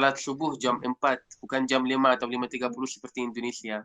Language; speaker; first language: Indonesian; non-native, fluent; Arabic